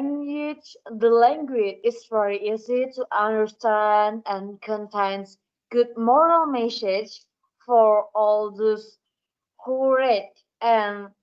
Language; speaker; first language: English; non-native, learner; Indonesian